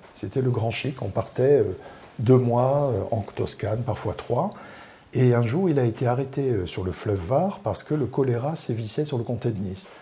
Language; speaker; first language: French; native; French